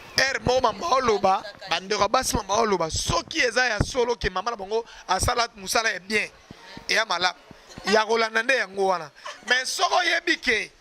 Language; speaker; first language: Lingala; native; Lingala